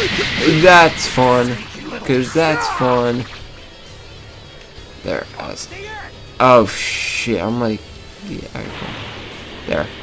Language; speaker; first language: English; native; English